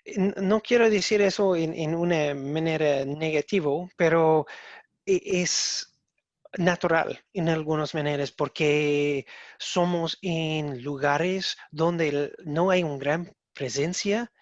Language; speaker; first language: Spanish; non-native, learner; English